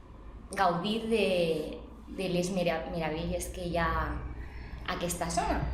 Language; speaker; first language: Catalan; non-native, local second language; Spanish